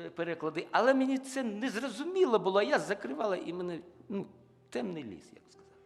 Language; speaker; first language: Ukrainian; non-native, local second language; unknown